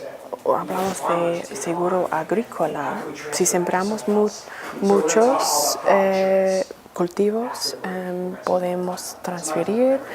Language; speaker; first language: Spanish; non-native, fluent; English